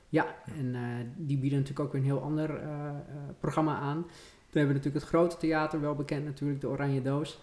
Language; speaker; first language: Dutch; native; Dutch